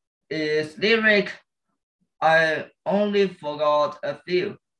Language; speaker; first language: English; non-native, learner; Chinese